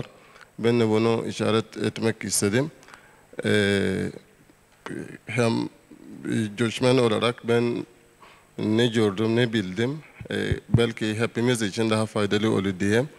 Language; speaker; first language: Turkish; non-native, fluent; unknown